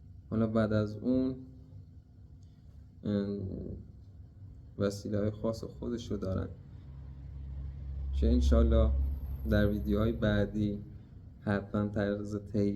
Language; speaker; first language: Persian; native; Persian